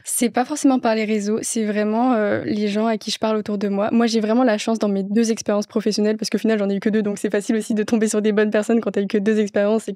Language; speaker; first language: French; native; French